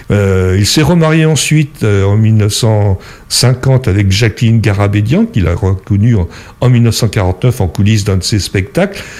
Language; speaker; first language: French; native; French